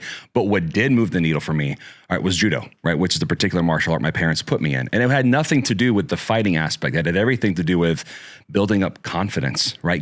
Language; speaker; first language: English; native; English